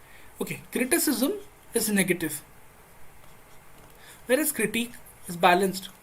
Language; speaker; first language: English; non-native, local second language; Hindi